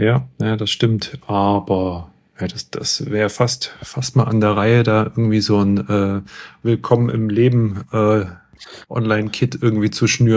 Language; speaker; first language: German; native; German